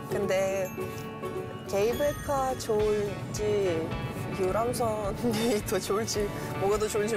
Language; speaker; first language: Korean; non-native, fluent; Russian